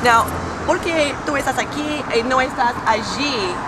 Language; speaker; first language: Spanish; non-native, learner; English